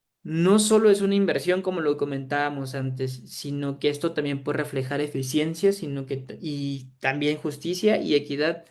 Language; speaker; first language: Spanish; native; Spanish